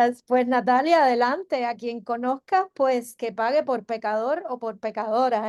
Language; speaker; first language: Spanish; native; Spanish